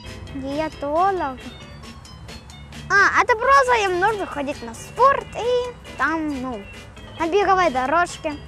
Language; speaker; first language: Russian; non-native, local second language; Ukrainian